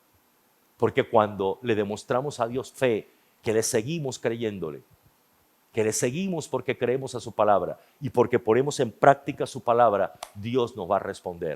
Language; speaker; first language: Spanish; native; Spanish